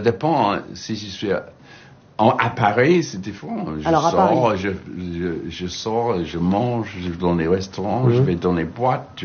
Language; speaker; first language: French; non-native, learner; English